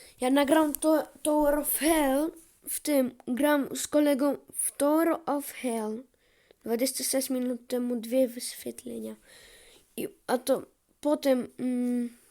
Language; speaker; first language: Polish; early bilingual, heritage; Polish